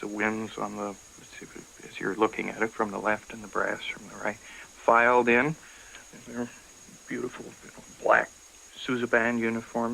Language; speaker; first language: English; native; English